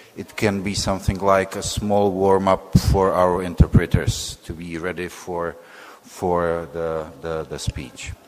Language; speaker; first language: English; non-native, fluent; Czech